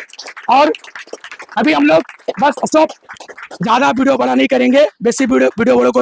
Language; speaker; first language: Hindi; non-native, local second language; Bangla